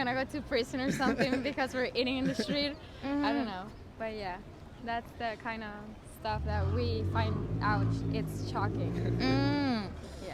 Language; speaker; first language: English; non-native, fluent; Spanish